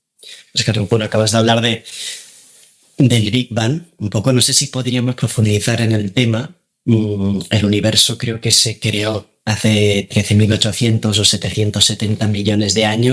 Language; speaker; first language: Spanish; native; Spanish